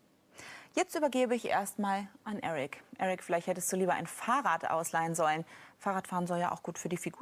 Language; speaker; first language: German; native; German